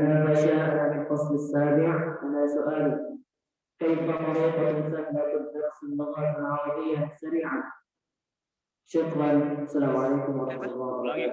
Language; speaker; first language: Arabic; non-native, learner; Indonesian